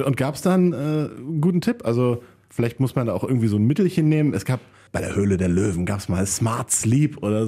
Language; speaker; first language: German; native; German